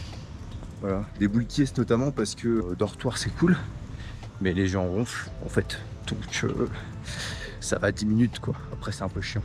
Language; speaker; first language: French; native; French